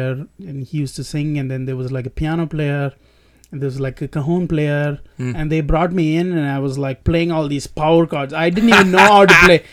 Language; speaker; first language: English; non-native, local second language; Tamil